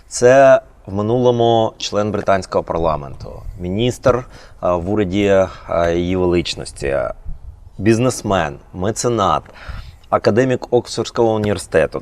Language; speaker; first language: Ukrainian; native; Ukrainian